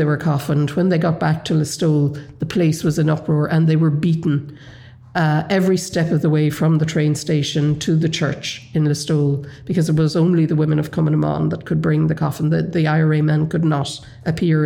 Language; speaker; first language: English; native; English